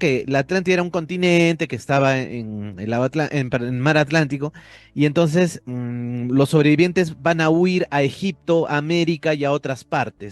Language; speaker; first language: Spanish; native; Spanish